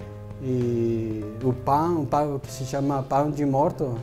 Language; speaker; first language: Portuguese; non-native, fluent; Spanish